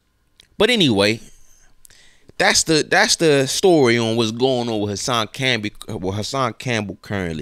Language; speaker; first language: English; native; English